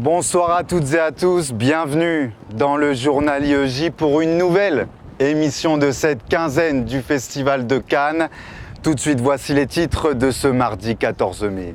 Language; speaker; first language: French; native; French